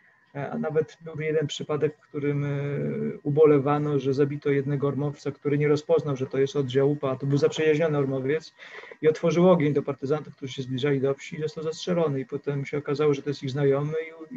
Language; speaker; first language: Polish; native; Polish